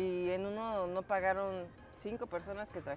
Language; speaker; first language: Spanish; native; Spanish